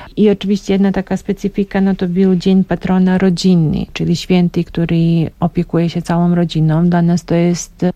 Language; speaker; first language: Polish; non-native, fluent; Serbian